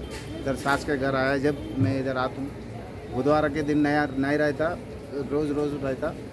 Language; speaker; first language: Hindi; non-native, local second language; Telugu